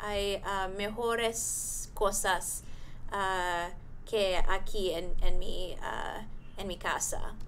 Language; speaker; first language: Spanish; non-native, learner; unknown